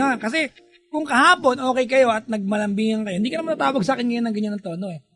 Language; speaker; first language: Filipino; native; Filipino